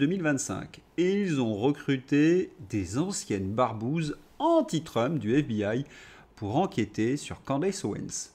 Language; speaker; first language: French; native; French